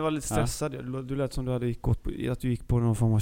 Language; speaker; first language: Swedish; native; Swedish